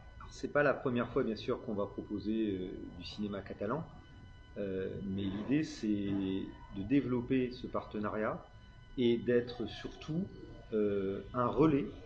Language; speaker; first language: French; native; French